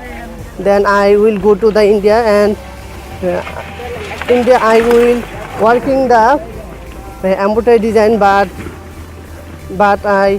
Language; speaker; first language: English; non-native, learner; Bangla